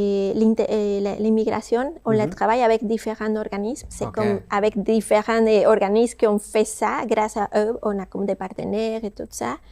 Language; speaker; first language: French; non-native, fluent; Spanish